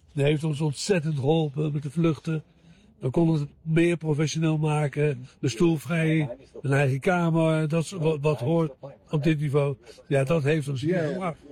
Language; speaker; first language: Dutch; native; Dutch